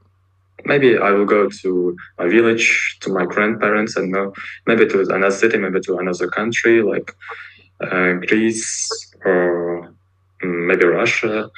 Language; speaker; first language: English; non-native, learner; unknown